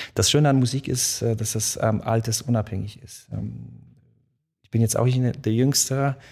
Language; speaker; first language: German; early bilingual, other home language; Polish